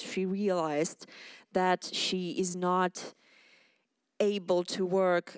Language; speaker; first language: English; non-native, fluent; Ukrainian